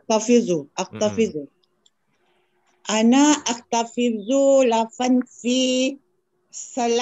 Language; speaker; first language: Arabic; non-native, learner; Malay